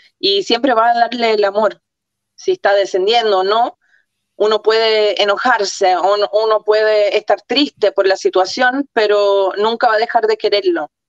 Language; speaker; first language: Spanish; early bilingual, other home language; Croatian